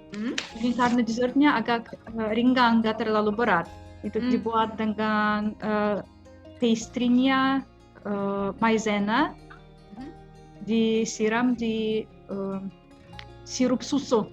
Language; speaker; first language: Indonesian; non-native, fluent; Russian